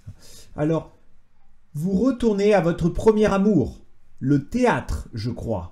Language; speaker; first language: French; native; French